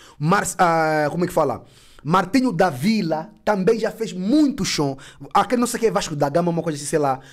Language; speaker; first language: Portuguese; native; Portuguese